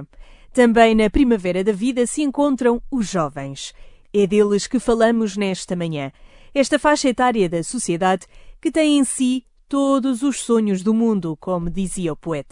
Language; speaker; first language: Portuguese; native; Portuguese